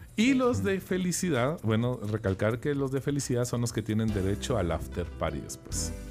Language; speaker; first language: Spanish; native; Spanish